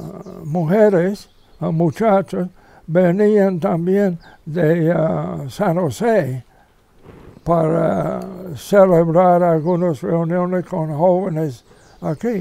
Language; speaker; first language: Spanish; non-native, fluent; English